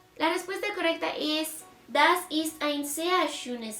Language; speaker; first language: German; non-native, fluent; Spanish